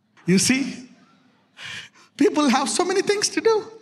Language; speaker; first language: English; non-native, local second language; Telugu